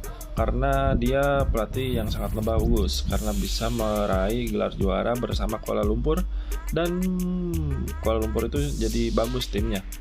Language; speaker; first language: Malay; non-native, local second language; Sundanese